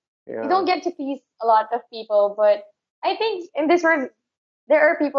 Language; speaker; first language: English; non-native, local second language; Filipino